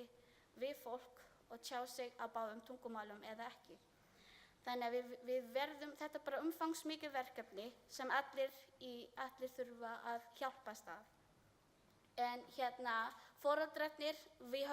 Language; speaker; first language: Icelandic; non-native, learner; Filipino